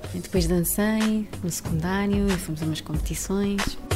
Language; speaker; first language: Portuguese; native; Portuguese